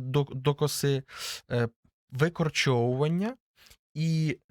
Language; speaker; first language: Ukrainian; native; Ukrainian